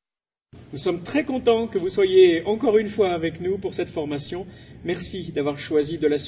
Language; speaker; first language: French; native; French